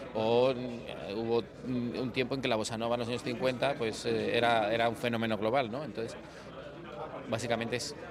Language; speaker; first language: Spanish; native; Spanish